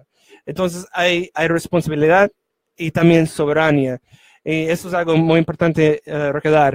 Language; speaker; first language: Spanish; non-native, fluent; English